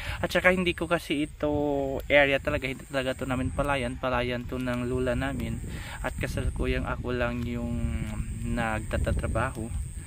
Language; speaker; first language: Filipino; non-native, local second language; Cebuano